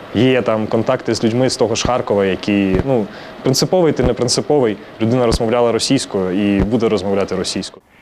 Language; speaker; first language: Ukrainian; non-native, local second language; Russian